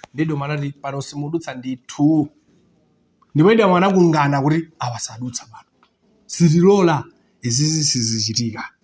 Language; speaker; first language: Nyanja; non-native, local second language; Tumbuka